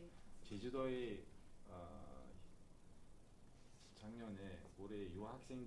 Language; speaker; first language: Korean; non-native, learner; Uzbek